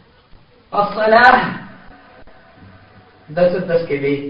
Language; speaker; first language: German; non-native, fluent; Arabic